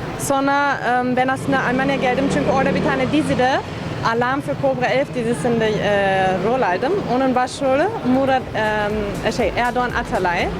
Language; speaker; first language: Turkish; non-native, fluent; German